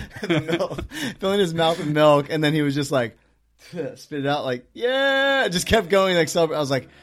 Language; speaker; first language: English; native; English